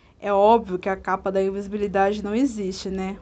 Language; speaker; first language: Portuguese; native; Portuguese